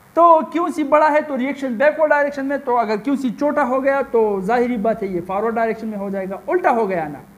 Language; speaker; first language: Urdu; non-native, local second language; Pashto